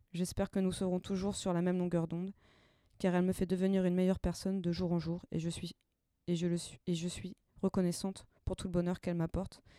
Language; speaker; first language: French; native; French